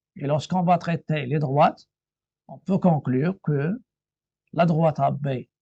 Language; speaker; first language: French; non-native, local second language; Arabic